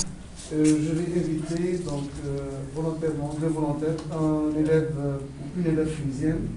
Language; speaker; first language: French; non-native, local second language; Arabic